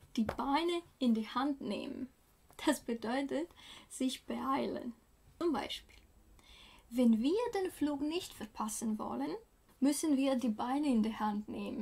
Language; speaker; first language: German; non-native, fluent; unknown